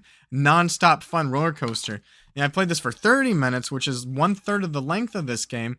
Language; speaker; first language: English; native; English